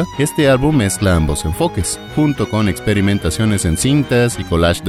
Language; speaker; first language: Spanish; native; Spanish